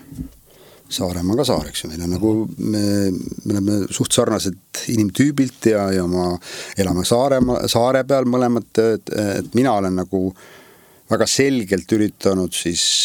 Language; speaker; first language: Estonian; native; Estonian